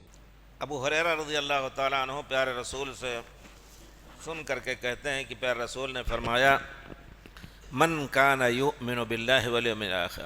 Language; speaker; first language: Urdu; native; Urdu